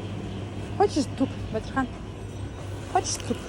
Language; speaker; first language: Russian; non-native, local second language; Kazakh